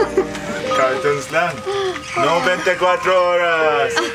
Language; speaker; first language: Filipino; non-native, learner; Arabic